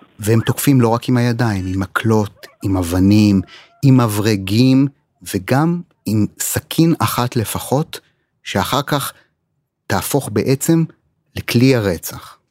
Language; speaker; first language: Hebrew; native; Hebrew